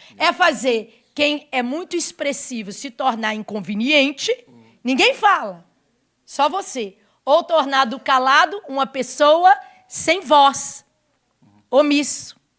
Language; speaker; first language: Portuguese; native; Portuguese